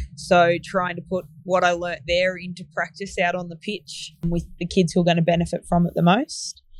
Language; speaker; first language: English; native; English